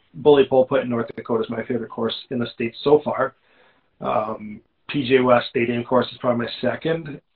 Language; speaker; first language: English; native; English